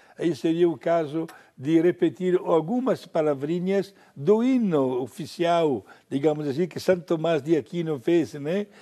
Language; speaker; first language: Portuguese; non-native, fluent; Italian